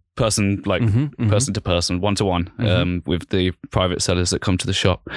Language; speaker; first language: English; native; English